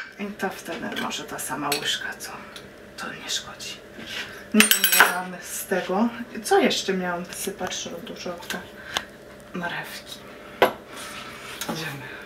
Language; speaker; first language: Polish; non-native, learner; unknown